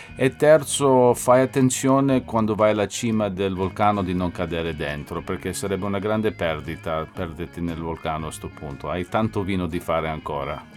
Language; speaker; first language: Italian; non-native, fluent; English